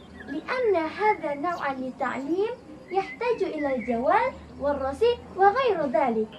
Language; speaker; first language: Arabic; non-native, fluent; Indonesian